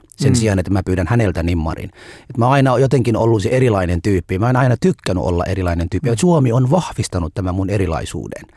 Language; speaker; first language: Finnish; non-native, fluent; Somali